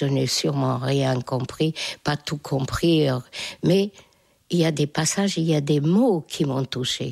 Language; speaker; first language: French; non-native, fluent; Hungarian